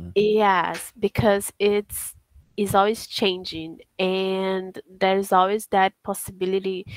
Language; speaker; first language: English; non-native, learner; Portuguese